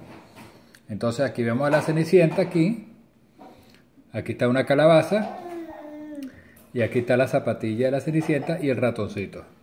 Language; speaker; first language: Spanish; native; Spanish